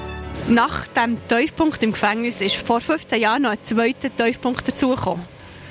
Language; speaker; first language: German; native; German